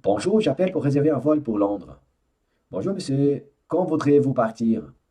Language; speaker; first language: French; non-native, fluent; Portuguese